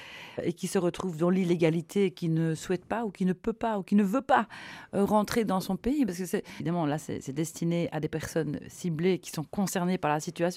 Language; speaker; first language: French; native; French